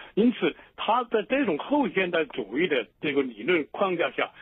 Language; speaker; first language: Chinese; native; Chinese